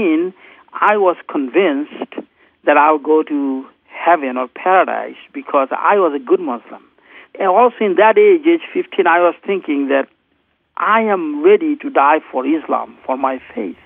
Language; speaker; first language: English; non-native, local second language; Bangla